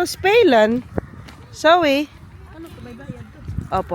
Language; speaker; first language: Dutch; non-native, learner; Filipino